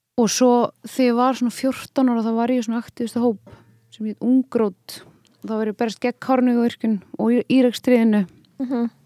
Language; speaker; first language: Icelandic; early bilingual, other home language; French